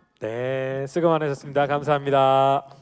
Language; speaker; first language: Korean; native; Korean